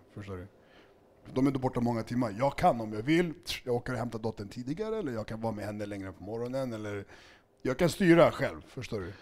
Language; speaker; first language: Swedish; early bilingual, other home language; Serbian